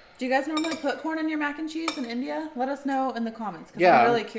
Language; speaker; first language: English; native; English